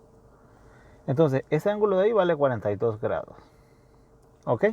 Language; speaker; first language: Spanish; native; Spanish